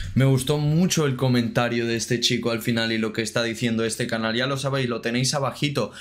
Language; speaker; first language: Spanish; non-native, fluent; Ukrainian